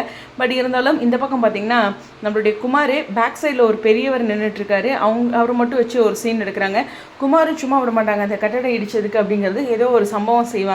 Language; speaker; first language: Tamil; native; Tamil